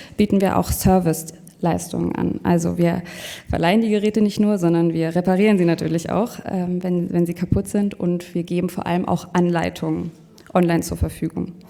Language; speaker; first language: German; non-native, fluent; French